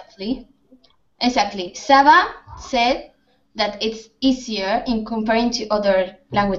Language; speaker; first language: English; non-native, fluent; Spanish